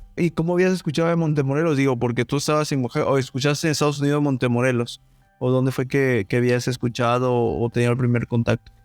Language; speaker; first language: Spanish; native; Spanish